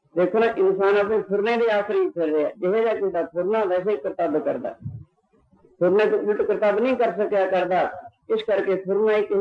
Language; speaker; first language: Hindi; non-native, local second language; Punjabi